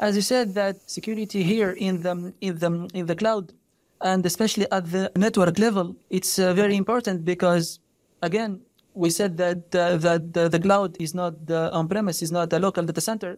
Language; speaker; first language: English; non-native, fluent; Arabic